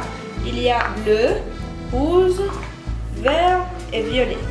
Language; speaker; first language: French; non-native, learner; Spanish